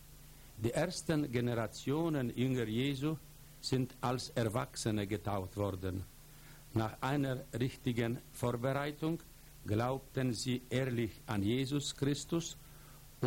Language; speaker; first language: German; non-native, fluent; Polish